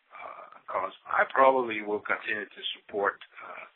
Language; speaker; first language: English; non-native, fluent; Portuguese